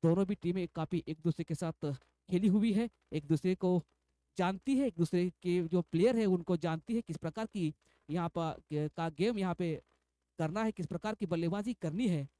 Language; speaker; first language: Hindi; non-native, local second language; Marathi